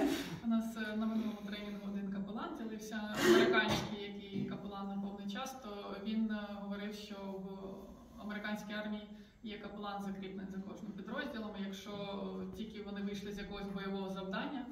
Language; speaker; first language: Ukrainian; native; Ukrainian